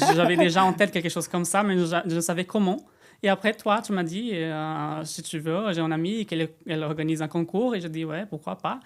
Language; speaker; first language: French; non-native, fluent; Portuguese